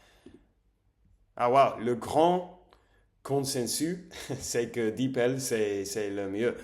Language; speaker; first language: French; non-native, learner; English